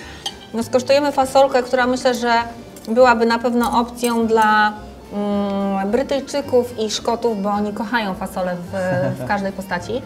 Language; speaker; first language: Polish; native; Polish